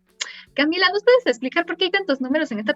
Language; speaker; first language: Spanish; native; Spanish